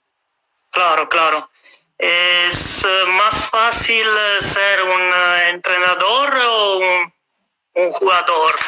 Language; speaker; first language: Spanish; non-native, fluent; Italian